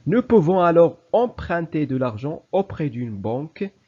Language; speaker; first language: French; non-native, local second language; Arabic